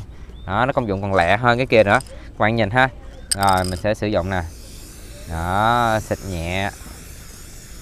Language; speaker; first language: Vietnamese; native; Vietnamese